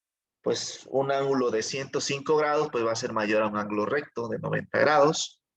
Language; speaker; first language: Spanish; native; Spanish